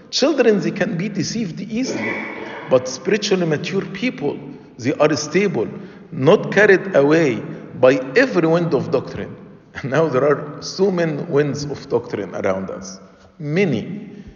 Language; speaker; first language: English; non-native, fluent; Arabic